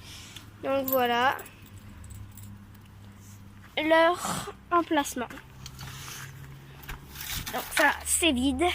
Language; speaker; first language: French; native; French